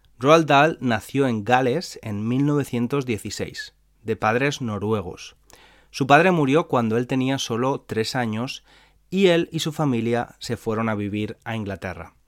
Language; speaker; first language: Spanish; native; Spanish